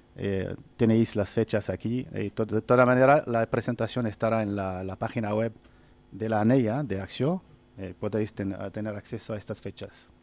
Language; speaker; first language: Spanish; non-native, fluent; Arabic